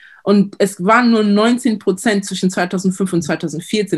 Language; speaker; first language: German; early bilingual, other home language; Lingala